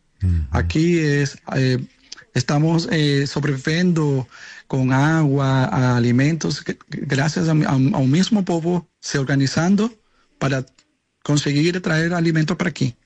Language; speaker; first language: Portuguese; non-native, learner; Spanish